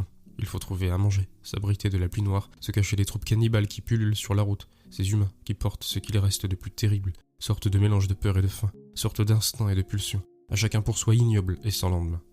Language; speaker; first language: French; native; French